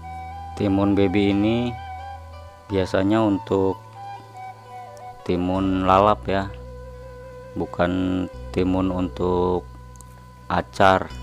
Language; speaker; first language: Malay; non-native, local second language; Sundanese